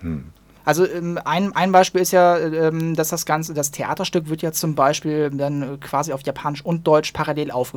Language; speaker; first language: German; native; German